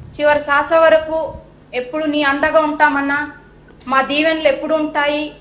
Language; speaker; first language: Telugu; non-native, local second language; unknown